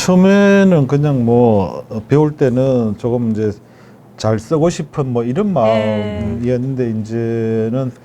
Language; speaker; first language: Korean; native; Korean